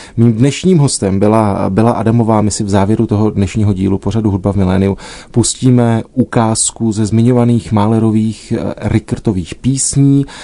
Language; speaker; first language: Czech; native; Czech